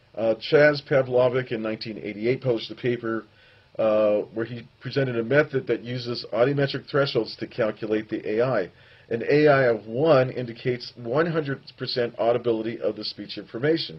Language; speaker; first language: English; native; English